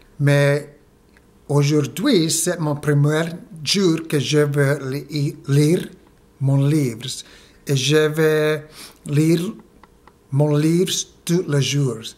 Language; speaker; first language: French; non-native, learner; Spanish